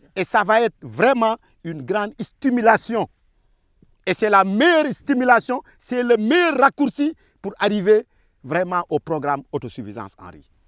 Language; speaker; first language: French; non-native, local second language; Wolof